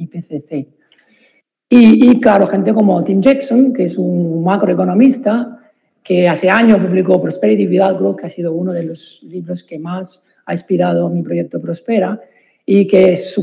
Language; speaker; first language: Spanish; non-native, fluent; Italian